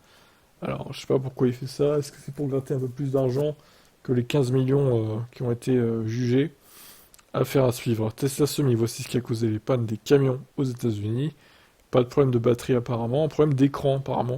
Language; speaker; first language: French; native; French